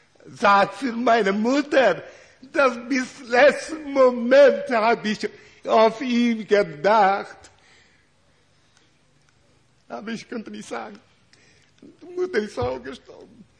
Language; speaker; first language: German; non-native, learner; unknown